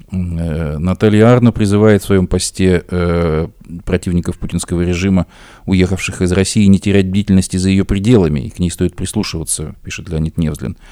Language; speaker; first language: Russian; native; Russian